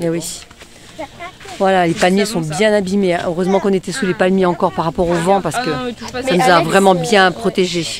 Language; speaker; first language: French; native; French